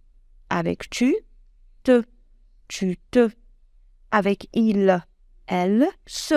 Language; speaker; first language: French; non-native, local second language; Arabic